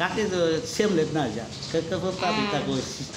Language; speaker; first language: Russian; non-native, learner; Vietnamese